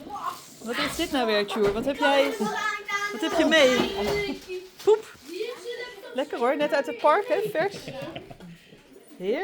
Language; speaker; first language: Dutch; native; Dutch